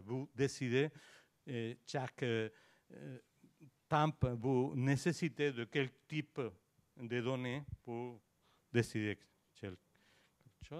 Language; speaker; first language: French; non-native, learner; Spanish